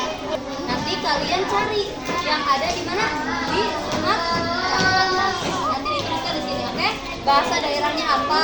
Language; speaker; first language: Indonesian; native; Indonesian